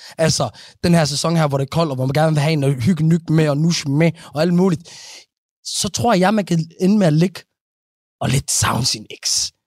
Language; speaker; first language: Danish; early bilingual, other home language; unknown